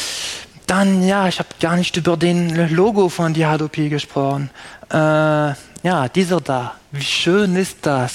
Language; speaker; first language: German; non-native, fluent; French